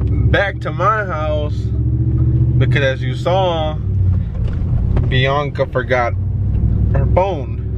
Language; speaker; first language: English; early bilingual, other home language; Spanish